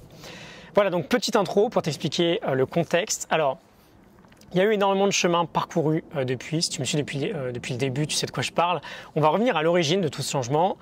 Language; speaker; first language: French; native; French